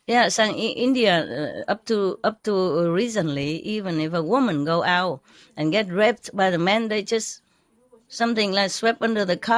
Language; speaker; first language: English; non-native, fluent; Vietnamese